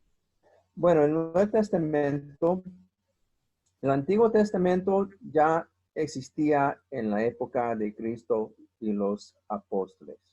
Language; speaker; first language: Spanish; non-native, fluent; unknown